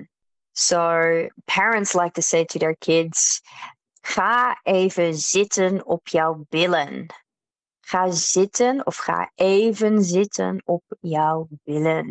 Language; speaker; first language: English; non-native, fluent; Dutch